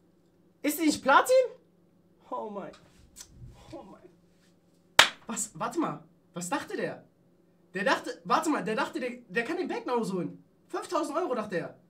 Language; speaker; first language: German; native; German